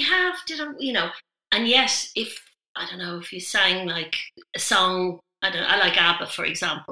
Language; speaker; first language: English; native; English